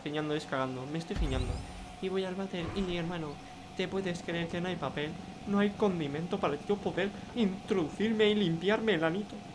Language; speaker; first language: Spanish; native; Spanish